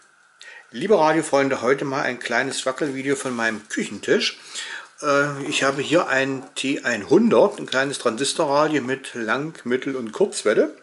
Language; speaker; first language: German; native; German